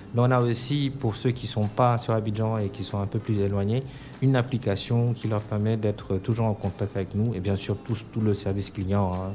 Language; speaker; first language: French; non-native, local second language; Wolof